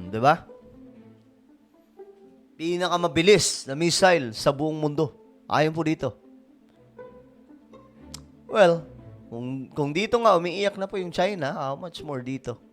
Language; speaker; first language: Filipino; native; Filipino